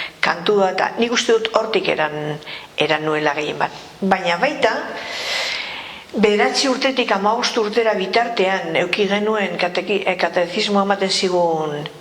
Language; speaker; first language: Basque; native; Basque